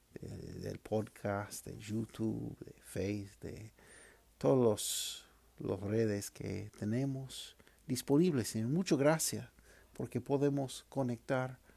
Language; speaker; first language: Spanish; non-native, fluent; English